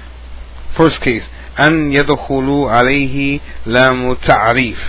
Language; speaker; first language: Arabic; non-native, fluent; English